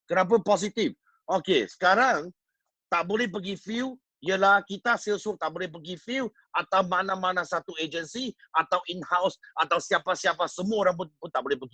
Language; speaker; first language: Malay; non-native, local second language; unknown